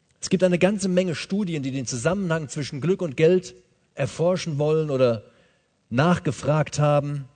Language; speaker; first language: German; native; German